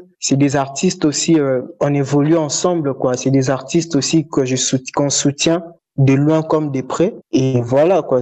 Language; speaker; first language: French; non-native, local second language; Lingala